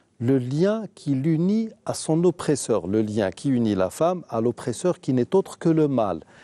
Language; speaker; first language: French; non-native, local second language; Arabic